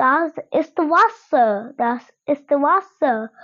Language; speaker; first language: German; non-native, learner; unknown